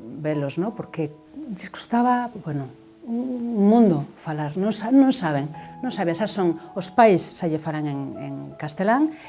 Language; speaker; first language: Galician; non-native, local second language; Spanish